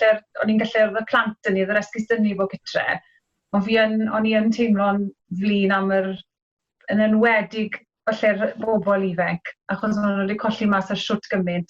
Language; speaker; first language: Welsh; native; Welsh